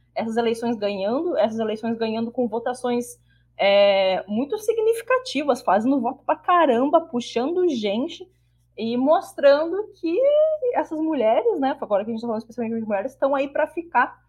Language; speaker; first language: Portuguese; native; Portuguese